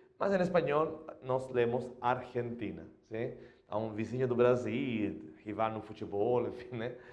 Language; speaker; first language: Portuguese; non-native, fluent; Spanish